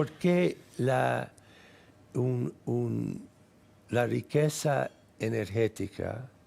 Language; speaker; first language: Spanish; non-native, fluent; English